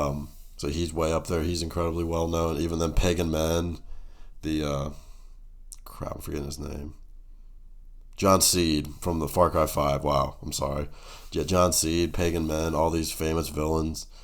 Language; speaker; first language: English; native; English